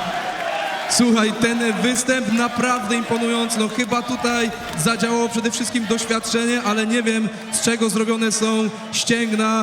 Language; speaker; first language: Polish; native; Polish